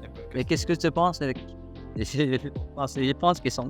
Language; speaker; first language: French; non-native, learner; Filipino